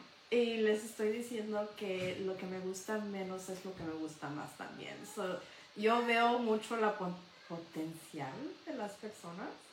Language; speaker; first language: Spanish; early bilingual, heritage; Spanish